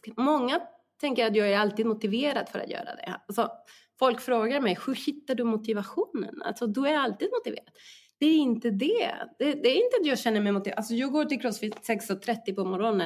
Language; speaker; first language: Swedish; non-native, fluent; Spanish